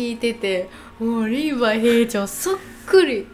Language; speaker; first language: Japanese; non-native, fluent; English